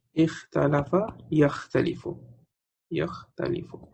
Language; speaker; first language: Arabic; non-native, fluent; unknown